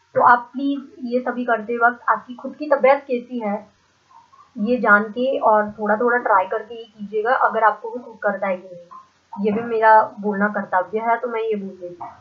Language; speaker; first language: Hindi; non-native, local second language; Marathi